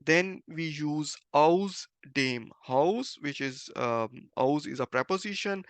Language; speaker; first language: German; non-native, fluent; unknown